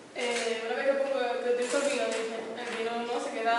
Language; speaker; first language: Spanish; native; Spanish